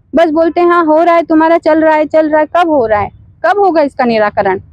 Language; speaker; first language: Hindi; native; Hindi